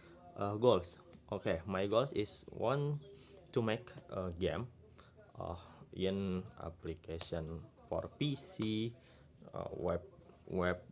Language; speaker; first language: English; non-native, learner; Indonesian